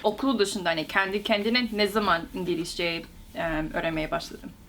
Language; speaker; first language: Turkish; non-native, fluent; Korean